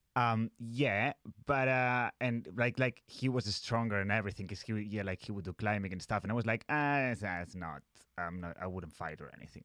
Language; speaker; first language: English; non-native, fluent; Spanish